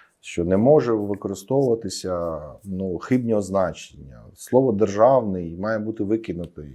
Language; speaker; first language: Ukrainian; native; Ukrainian